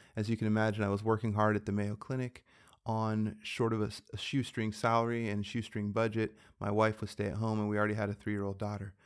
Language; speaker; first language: English; native; English